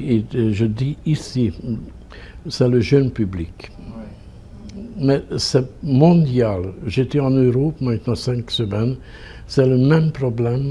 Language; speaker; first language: French; non-native, fluent; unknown